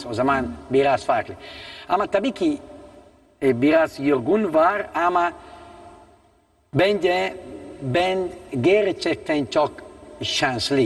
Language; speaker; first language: Turkish; non-native, learner; Italian